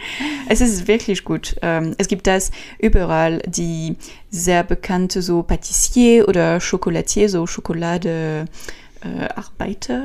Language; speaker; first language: German; non-native, learner; French